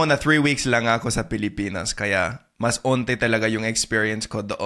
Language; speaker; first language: Filipino; non-native, fluent; English